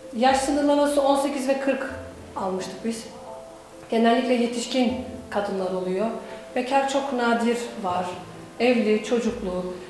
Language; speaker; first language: Turkish; native; Turkish